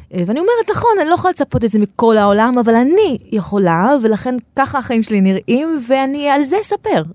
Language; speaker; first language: Hebrew; non-native, local second language; Arabic